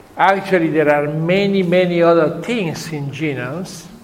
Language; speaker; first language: English; non-native, fluent; Italian